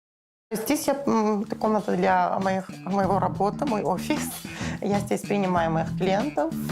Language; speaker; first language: Russian; non-native, learner; Armenian